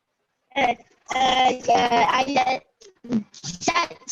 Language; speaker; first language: Turkish; non-native, learner; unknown